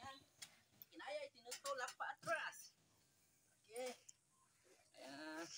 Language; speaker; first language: Filipino; native; Filipino